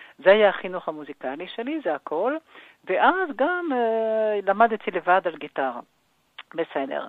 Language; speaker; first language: Hebrew; non-native, fluent; French